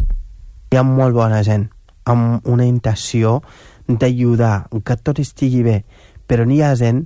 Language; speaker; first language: Catalan; non-native, fluent; Wolof